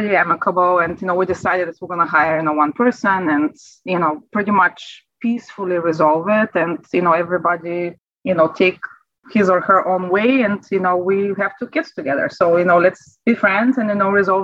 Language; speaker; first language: English; non-native, fluent; Bulgarian